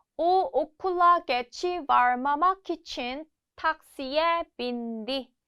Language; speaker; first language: Turkish; non-native, fluent; Korean